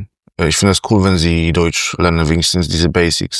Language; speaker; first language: German; non-native, fluent; Polish